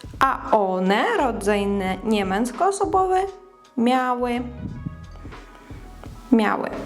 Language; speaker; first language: Polish; non-native, fluent; Ukrainian